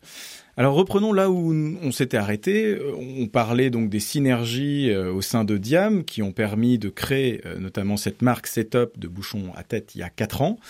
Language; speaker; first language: French; native; French